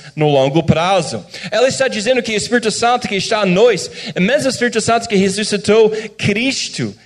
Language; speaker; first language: Portuguese; non-native, fluent; English